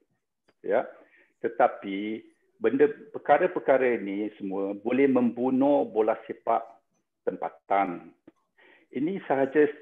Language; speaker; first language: Indonesian; non-native, local second language; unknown